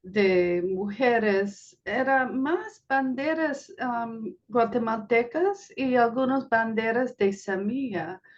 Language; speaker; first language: Spanish; non-native, fluent; English